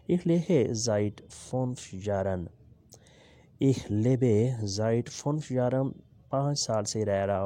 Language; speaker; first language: German; non-native, learner; Urdu